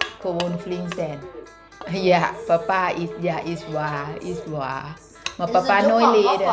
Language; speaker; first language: Dutch; non-native, learner; Thai